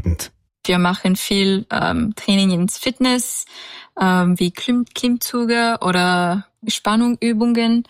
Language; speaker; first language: German; non-native, learner; English